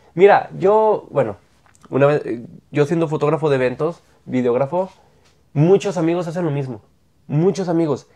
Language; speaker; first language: Spanish; native; Spanish